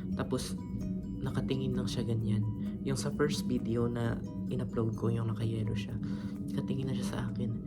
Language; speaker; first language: Filipino; non-native, local second language; Cebuano